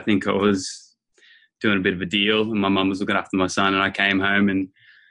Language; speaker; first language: English; native; English